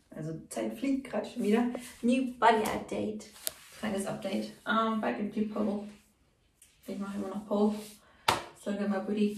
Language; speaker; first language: German; native; German